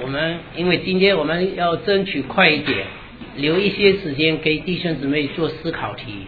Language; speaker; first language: Chinese; native; Chinese